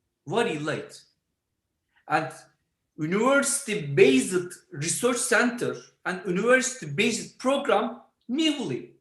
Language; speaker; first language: English; non-native, learner; Turkish